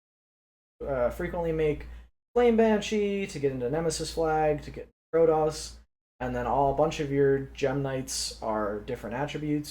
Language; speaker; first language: English; native; English